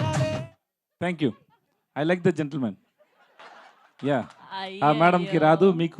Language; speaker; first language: Telugu; non-native, learner; Tamil